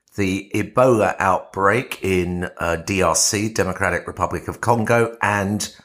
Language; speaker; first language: English; native; English